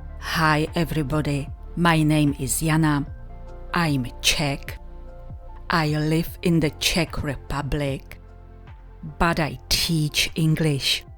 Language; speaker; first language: English; non-native, fluent; Czech